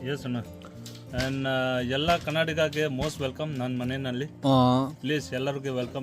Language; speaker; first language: Kannada; non-native, local second language; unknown